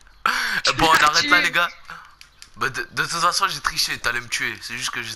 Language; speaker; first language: French; native; French